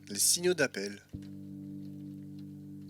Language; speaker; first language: French; native; French